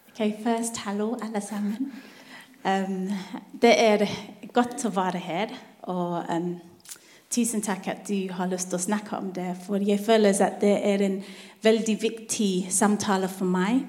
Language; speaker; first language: Norwegian; non-native, learner; English